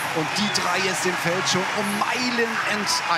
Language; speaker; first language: German; native; German